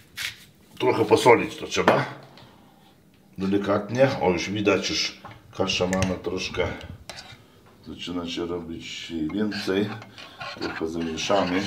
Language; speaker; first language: Polish; non-native, fluent; Lithuanian